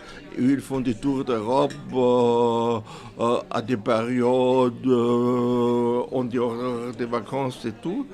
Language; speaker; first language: French; non-native, fluent; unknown